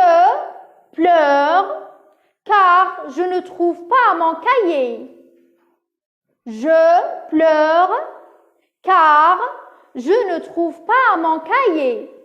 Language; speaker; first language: French; non-native, local second language; Arabic